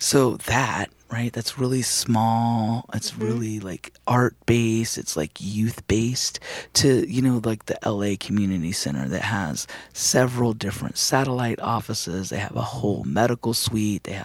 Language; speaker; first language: English; native; English